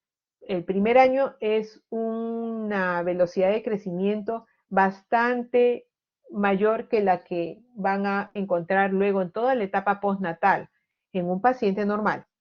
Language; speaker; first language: Spanish; native; Spanish